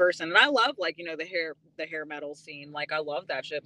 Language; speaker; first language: English; native; English